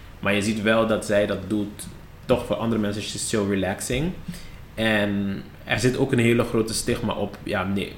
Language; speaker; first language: Dutch; non-native, local second language; Papiamento